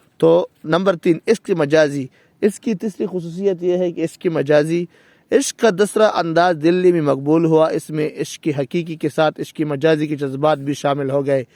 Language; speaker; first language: Urdu; non-native, local second language; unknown